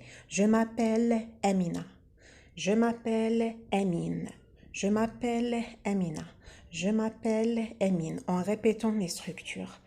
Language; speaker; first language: French; non-native, local second language; Arabic